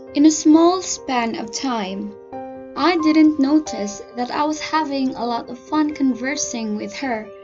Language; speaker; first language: English; non-native, local second language; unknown